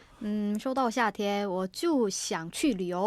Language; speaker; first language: Chinese; non-native, learner; Korean